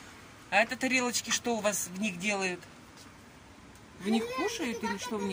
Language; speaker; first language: Russian; native; Russian